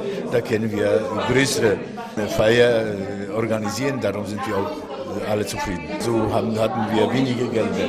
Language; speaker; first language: German; non-native, local second language; Polish